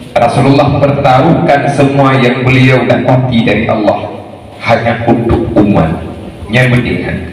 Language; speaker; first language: Malay; non-native, local second language; Achinese